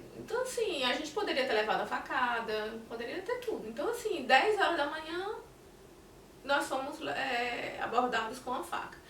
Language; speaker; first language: Portuguese; native; Portuguese